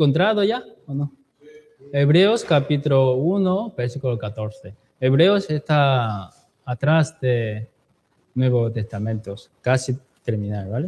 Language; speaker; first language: Spanish; non-native, fluent; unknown